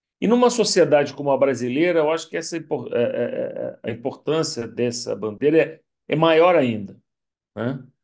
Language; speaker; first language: Portuguese; native; Portuguese